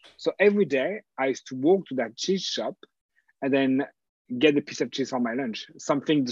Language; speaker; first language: English; non-native, fluent; French